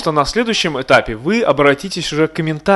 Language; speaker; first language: Russian; native; Russian